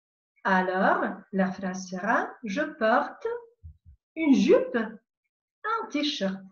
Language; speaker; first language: French; non-native, fluent; Macedonian